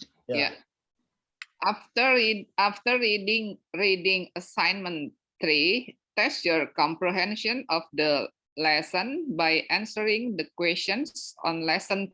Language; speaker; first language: English; non-native, learner; Indonesian